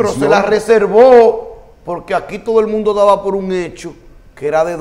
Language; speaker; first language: Spanish; native; Spanish